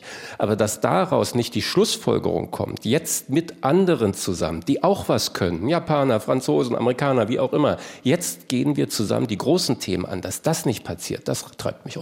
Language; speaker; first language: German; native; German